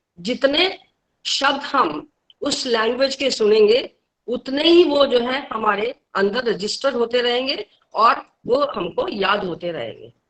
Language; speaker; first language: Hindi; native; Hindi